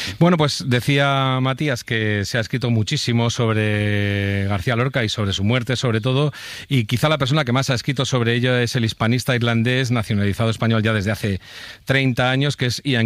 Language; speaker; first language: Spanish; native; Spanish